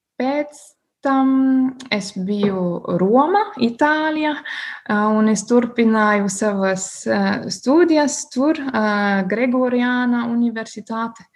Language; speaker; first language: Latvian; non-native, learner; German